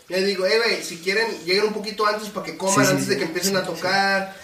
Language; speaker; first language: Spanish; early bilingual, heritage; Spanish